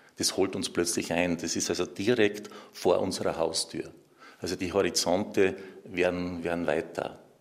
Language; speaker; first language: German; native; German